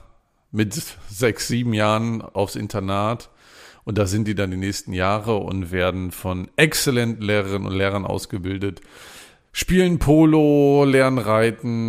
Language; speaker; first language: German; native; German